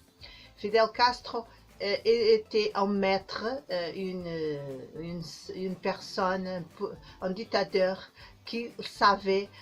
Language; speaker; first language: French; non-native, learner; Portuguese